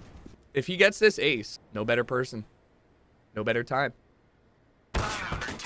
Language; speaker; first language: English; native; English